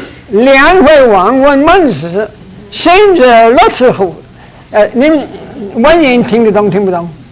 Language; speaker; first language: Chinese; early bilingual, heritage; Chinese